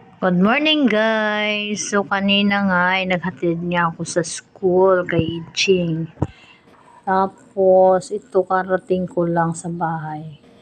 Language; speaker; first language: Filipino; non-native, local second language; Cebuano